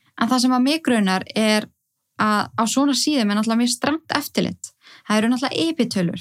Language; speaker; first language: Icelandic; native; Icelandic